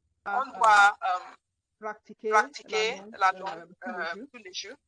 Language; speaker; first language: French; non-native, learner; Yoruba